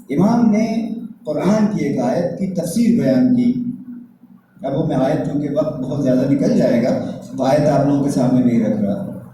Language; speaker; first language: Urdu; native; Urdu